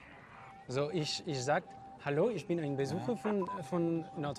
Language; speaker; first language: German; non-native, learner; French